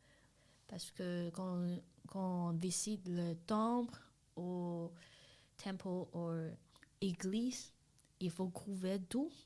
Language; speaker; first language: French; non-native, learner; Chinese